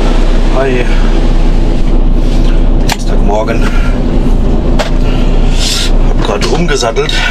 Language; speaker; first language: German; native; German